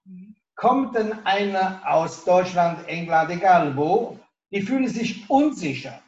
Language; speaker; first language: German; non-native, local second language; Italian